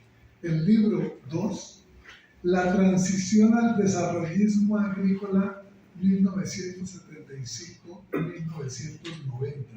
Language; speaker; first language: Spanish; native; Spanish